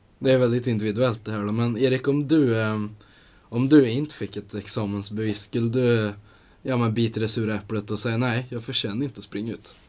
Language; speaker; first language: Swedish; native; Swedish